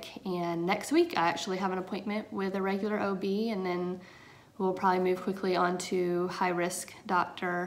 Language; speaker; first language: English; native; English